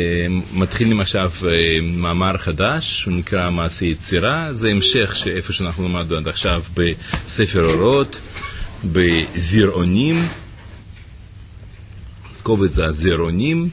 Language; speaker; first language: Hebrew; native; Hebrew